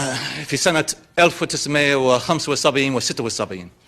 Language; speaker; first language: Arabic; non-native, learner; English